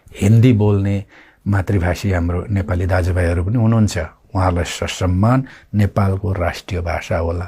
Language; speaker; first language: Nepali; non-native, local second language; Limbu